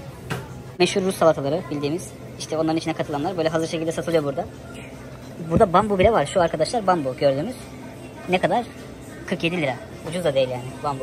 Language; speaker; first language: Turkish; native; Turkish